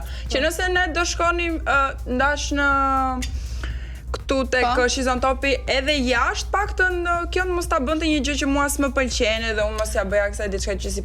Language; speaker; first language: Albanian; native; Albanian